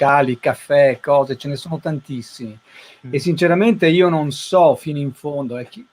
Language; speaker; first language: Italian; native; Italian